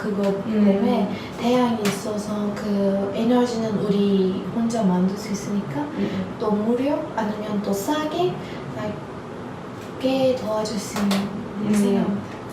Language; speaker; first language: Korean; non-native, learner; Turkish